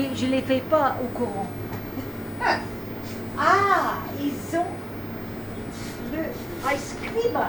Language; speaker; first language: French; non-native, fluent; English